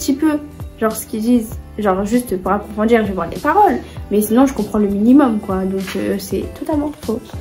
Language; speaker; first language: French; native; French